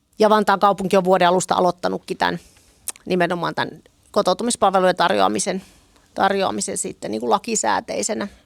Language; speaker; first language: Finnish; native; Finnish